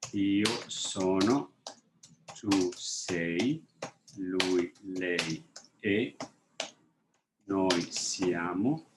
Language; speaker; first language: Italian; non-native, fluent; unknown